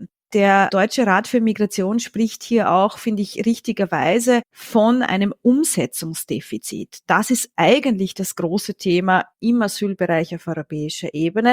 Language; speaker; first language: German; native; German